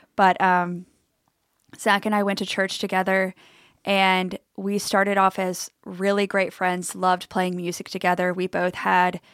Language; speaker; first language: English; native; English